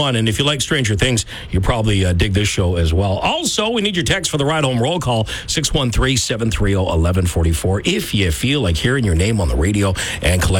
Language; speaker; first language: English; native; English